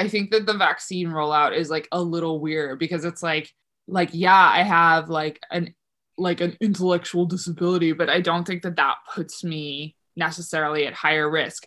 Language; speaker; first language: English; native; English